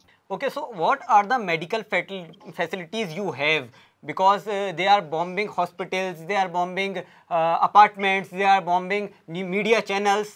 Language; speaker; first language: English; non-native, local second language; Urdu